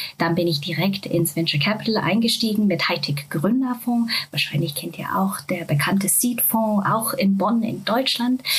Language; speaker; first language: German; non-native, fluent; Japanese